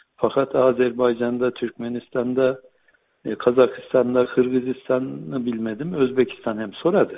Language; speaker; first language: Turkish; non-native, learner; Uzbek